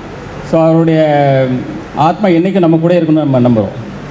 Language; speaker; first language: Tamil; native; Tamil